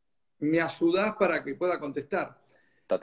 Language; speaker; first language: Spanish; native; Spanish